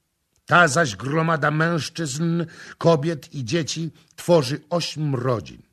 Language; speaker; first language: Polish; native; Polish